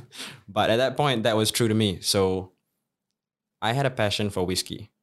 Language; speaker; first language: English; native; English